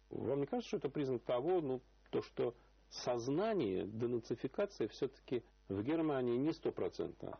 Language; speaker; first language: Russian; native; Russian